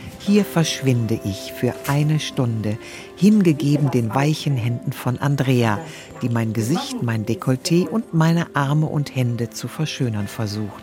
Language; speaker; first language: German; native; German